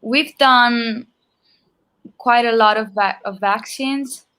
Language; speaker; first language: English; non-native, fluent; Italian